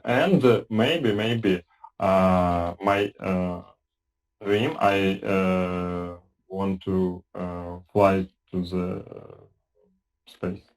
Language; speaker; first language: English; non-native, learner; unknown